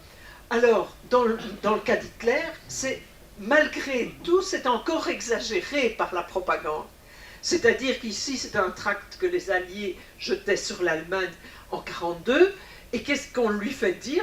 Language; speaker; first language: French; native; French